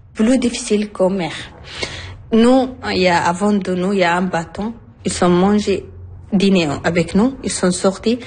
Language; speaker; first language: French; non-native, learner; Arabic